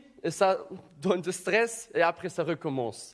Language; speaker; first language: French; non-native, learner; German